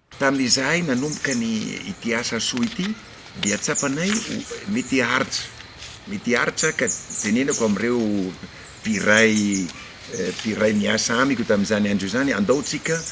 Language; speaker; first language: Malagasy; non-native, learner; Spanish